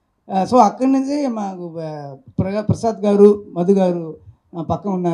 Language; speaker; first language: Telugu; non-native, learner; Tamil